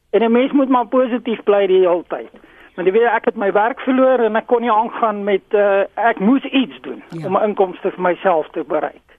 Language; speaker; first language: Afrikaans; non-native, local second language; English